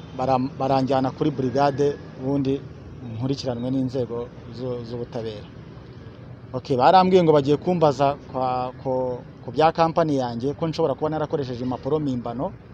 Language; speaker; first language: Kinyarwanda; native; Kinyarwanda